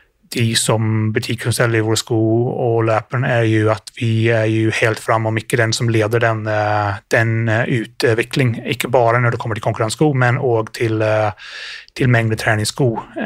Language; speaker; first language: Norwegian; non-native, fluent; English